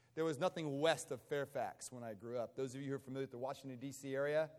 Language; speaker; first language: English; native; English